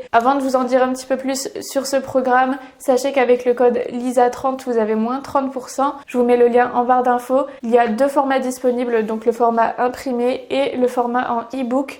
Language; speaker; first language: French; native; French